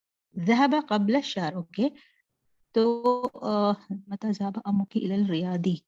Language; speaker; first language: Arabic; non-native, learner; Urdu